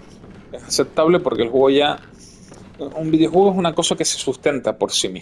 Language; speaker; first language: Spanish; native; Spanish